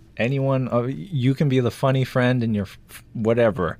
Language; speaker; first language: English; early bilingual, other home language; Korean